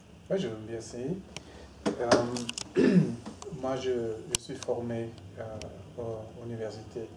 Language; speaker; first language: French; non-native, fluent; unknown